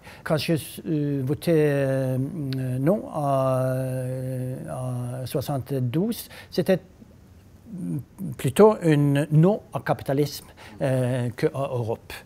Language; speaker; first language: French; non-native, learner; Norwegian